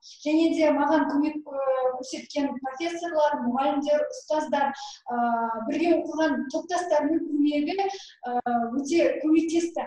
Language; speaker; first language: Kazakh; non-native, local second language; Russian